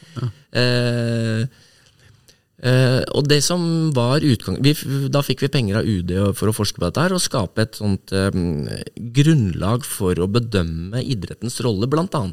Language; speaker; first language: Norwegian; native; Norwegian